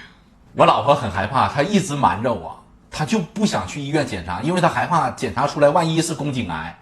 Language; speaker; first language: Chinese; native; Chinese